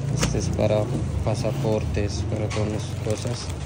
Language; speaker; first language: Spanish; non-native, learner; Urdu